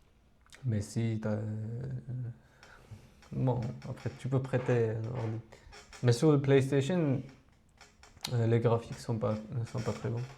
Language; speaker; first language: French; non-native, fluent; Georgian